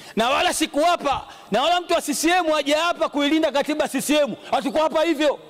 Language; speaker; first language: Swahili; native; Swahili